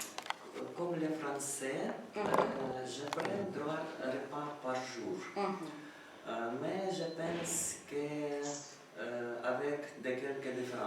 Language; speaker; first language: French; non-native, learner; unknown